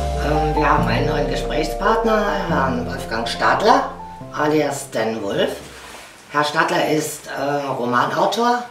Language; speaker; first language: German; native; German